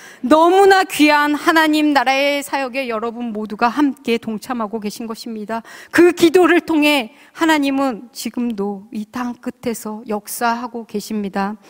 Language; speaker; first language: Korean; native; Korean